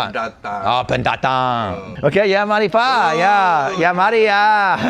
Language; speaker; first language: Indonesian; non-native, fluent; English